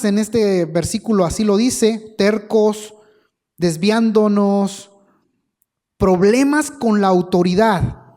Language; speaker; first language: Spanish; native; Spanish